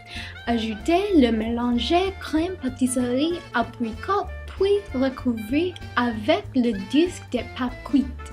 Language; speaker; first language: French; non-native, learner; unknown